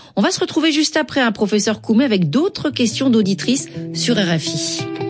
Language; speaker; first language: French; native; French